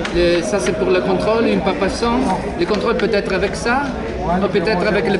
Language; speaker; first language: French; non-native, learner; Italian